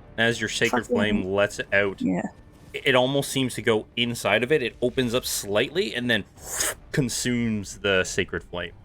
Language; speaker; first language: English; native; English